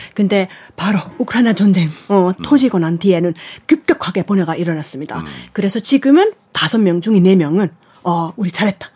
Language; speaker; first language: Korean; non-native, fluent; Finnish